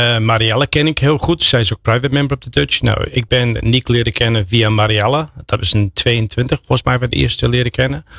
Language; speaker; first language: Dutch; non-native, fluent; English